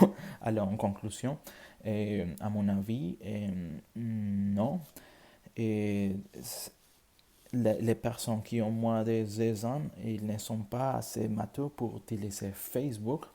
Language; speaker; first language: French; non-native, learner; Spanish